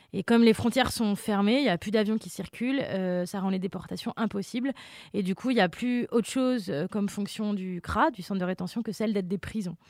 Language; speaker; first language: French; native; French